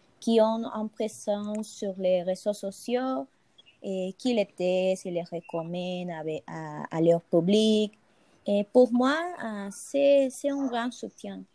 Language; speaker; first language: French; non-native, fluent; Spanish